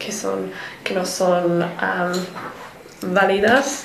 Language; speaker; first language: Spanish; non-native, learner; English